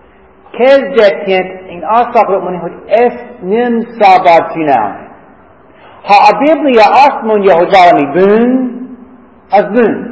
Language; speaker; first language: Hungarian; non-native, fluent; English